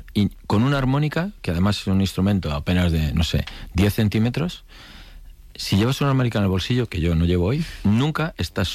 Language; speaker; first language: Spanish; native; Spanish